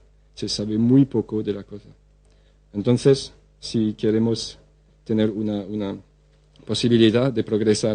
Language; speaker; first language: Spanish; non-native, fluent; French